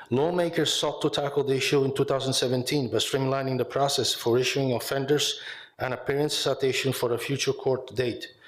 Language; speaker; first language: English; non-native, fluent; Italian